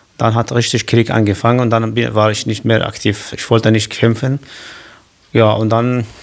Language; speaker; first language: German; non-native, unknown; Kurdish